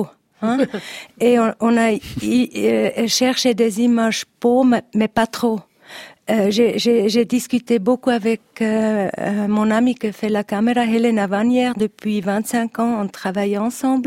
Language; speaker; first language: French; non-native, learner; Italian